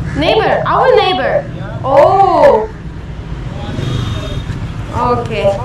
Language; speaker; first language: English; non-native, fluent; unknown